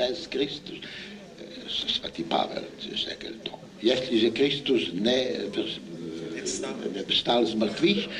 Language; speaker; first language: Czech; non-native, learner; Italian